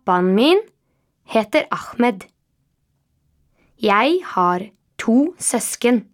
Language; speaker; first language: Norwegian; non-native, learner; Arabic